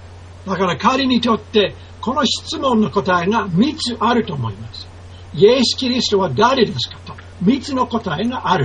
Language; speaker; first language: Japanese; non-native, fluent; English